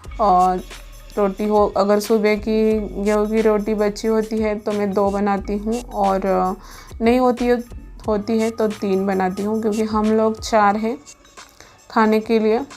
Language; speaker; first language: Hindi; non-native, local second language; Marathi